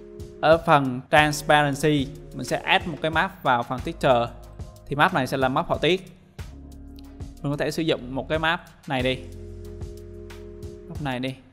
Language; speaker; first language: Vietnamese; native; Vietnamese